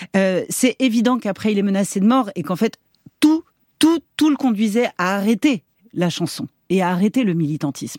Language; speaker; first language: French; native; French